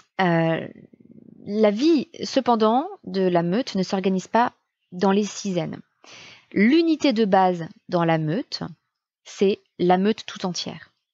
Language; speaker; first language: French; native; French